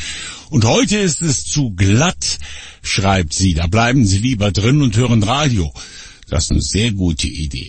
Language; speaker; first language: German; native; German